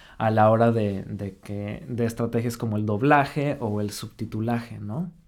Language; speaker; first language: Spanish; native; Spanish